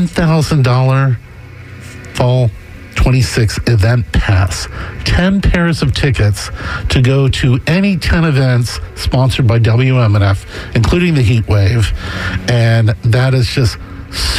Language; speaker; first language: English; native; English